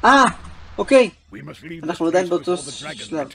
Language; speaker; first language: Hebrew; native; Hebrew